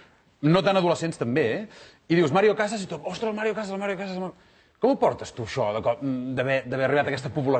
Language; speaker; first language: Catalan; native; Catalan